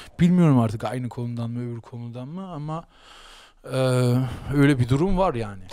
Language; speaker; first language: Turkish; early bilingual, heritage; Turkish